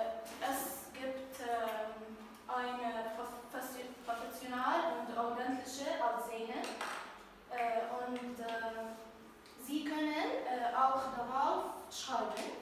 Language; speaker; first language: German; non-native, learner; Arabic